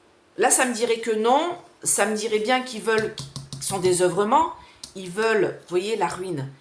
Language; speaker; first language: French; native; French